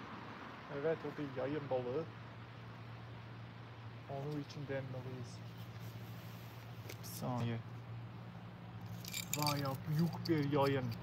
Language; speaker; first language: Turkish; non-native, learner; English